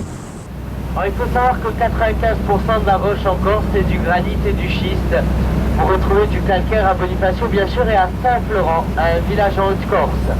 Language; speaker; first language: French; native; French